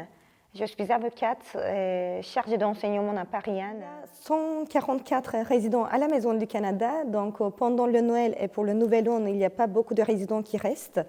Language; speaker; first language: French; non-native, fluent; Turkish